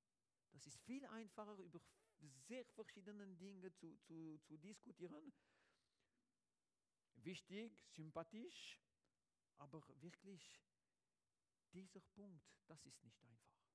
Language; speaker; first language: German; non-native, learner; French